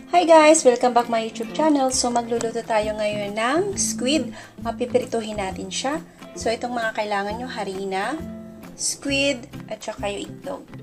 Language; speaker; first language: Filipino; non-native, local second language; Cebuano